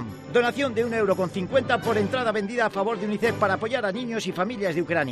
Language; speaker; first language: Spanish; native; Spanish